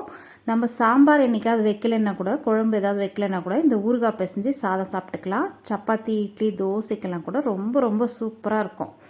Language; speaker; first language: Tamil; native; Tamil